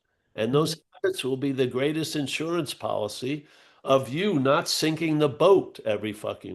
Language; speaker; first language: English; native; English